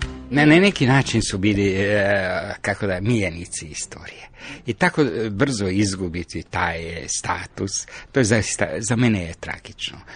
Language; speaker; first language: Croatian; non-native, local second language; Hungarian